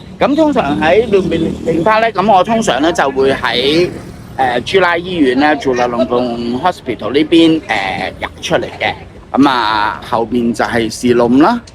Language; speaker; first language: Cantonese; native; Cantonese